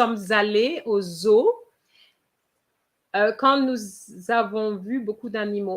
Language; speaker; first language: French; non-native, fluent; English